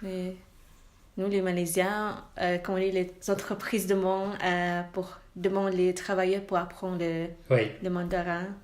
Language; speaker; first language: French; non-native, learner; Malay